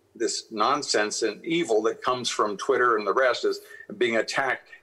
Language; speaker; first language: English; native; English